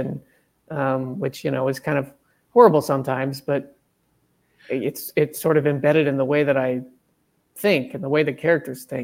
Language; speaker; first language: English; native; English